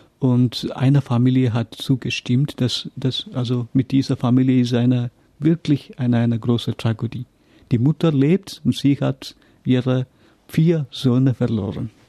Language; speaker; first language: German; non-native, fluent; Tamil